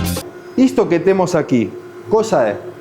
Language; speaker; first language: Portuguese; non-native, learner; Spanish